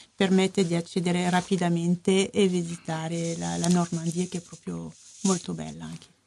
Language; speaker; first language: Italian; non-native, fluent; French